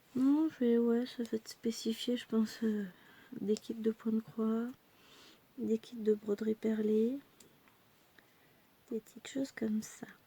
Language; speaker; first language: French; native; French